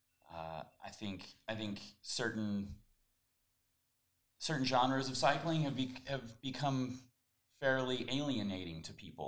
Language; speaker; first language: English; native; English